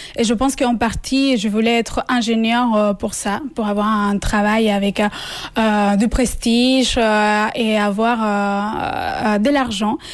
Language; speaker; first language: French; non-native, fluent; Spanish